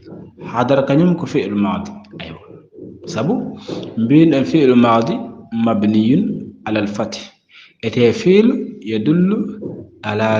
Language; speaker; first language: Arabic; non-native, fluent; Fula